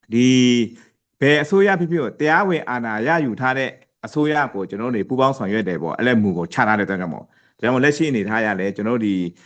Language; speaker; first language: Burmese; non-native, local second language; Pa'o Karen